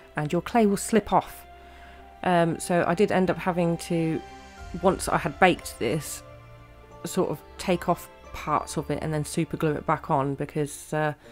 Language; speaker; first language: English; native; English